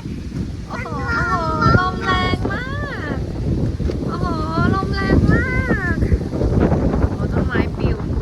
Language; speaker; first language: Thai; native; Thai